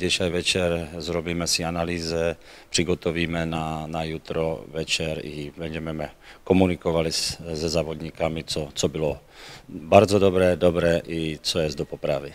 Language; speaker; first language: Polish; non-native, learner; Czech